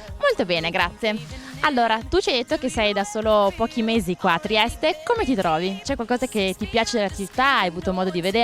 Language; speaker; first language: Italian; native; Italian